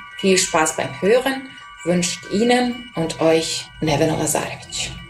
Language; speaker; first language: German; non-native, fluent; Serbian